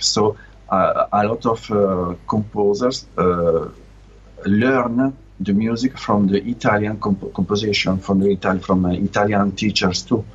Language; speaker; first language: English; non-native, learner; Italian